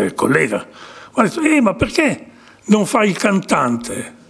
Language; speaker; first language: Italian; native; Italian